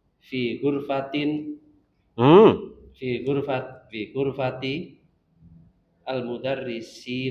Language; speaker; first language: Arabic; non-native, learner; Indonesian